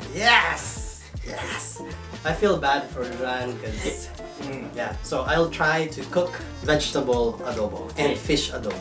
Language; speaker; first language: English; non-native, local second language; Filipino